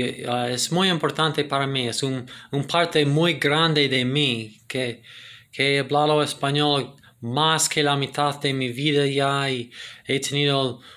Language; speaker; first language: Spanish; non-native, fluent; English